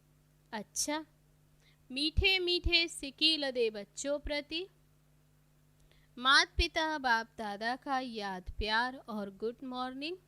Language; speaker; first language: Hindi; native; Hindi